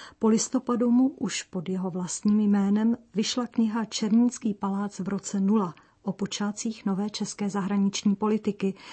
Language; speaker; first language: Czech; native; Czech